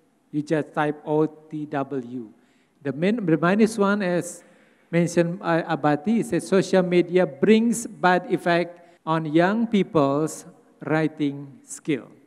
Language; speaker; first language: English; non-native, fluent; Indonesian